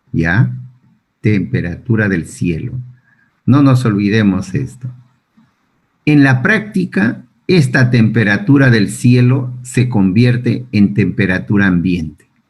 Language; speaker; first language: Spanish; native; Spanish